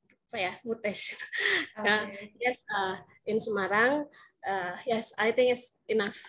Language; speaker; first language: English; non-native, learner; Indonesian